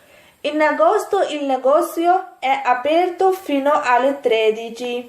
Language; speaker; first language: Italian; non-native, fluent; Urdu